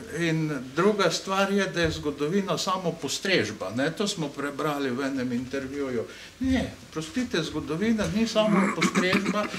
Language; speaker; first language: Slovenian; native; Slovenian